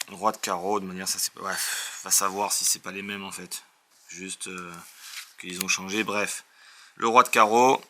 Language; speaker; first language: French; native; French